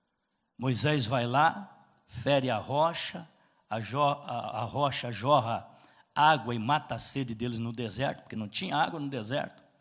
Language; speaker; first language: Portuguese; native; Portuguese